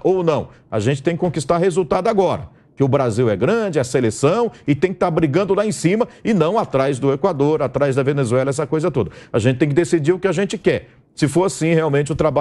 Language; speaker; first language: Portuguese; native; Portuguese